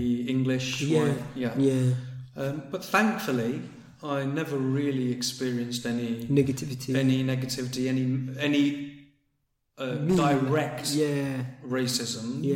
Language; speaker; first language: English; native; English